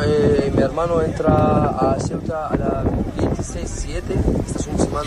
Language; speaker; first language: Spanish; non-native, learner; Arabic